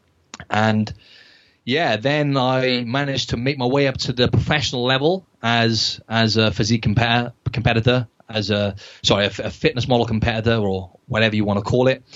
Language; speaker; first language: English; native; English